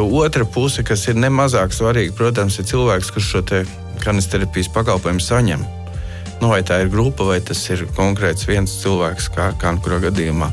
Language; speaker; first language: Latvian; native; Latvian